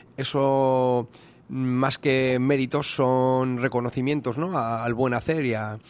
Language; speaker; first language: Spanish; native; Spanish